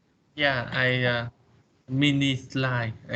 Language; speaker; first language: English; non-native, learner; Vietnamese